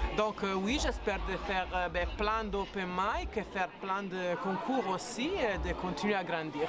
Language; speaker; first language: French; non-native, fluent; Italian